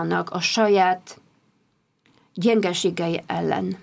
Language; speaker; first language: Hungarian; non-native, fluent; Polish